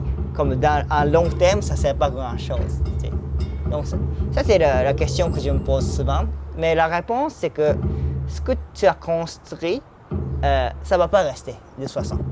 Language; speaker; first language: French; non-native, fluent; Japanese